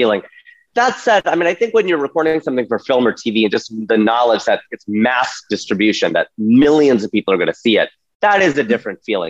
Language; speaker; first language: English; native; English